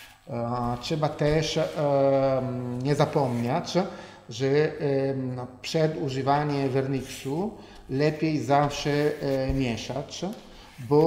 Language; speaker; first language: Polish; non-native, fluent; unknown